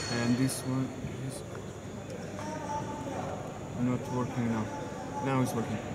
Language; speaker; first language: English; non-native, learner; Russian